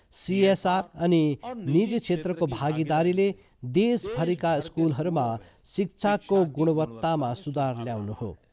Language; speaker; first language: Nepali; native; Nepali